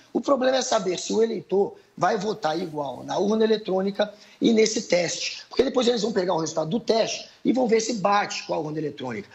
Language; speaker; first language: Portuguese; native; Portuguese